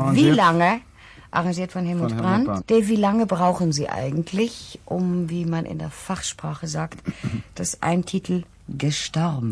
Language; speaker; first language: German; native; German